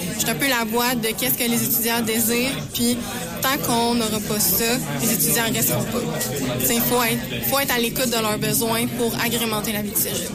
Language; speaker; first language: French; native; French